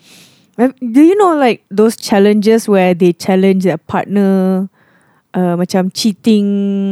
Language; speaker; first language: English; non-native, local second language; Malay